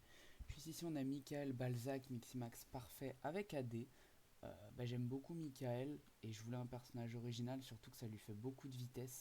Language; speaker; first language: French; native; French